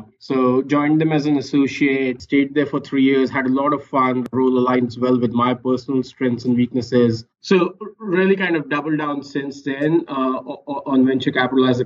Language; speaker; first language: English; non-native, local second language; Hindi